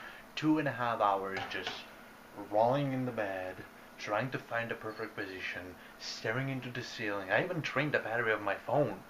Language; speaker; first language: English; non-native, fluent; Bulgarian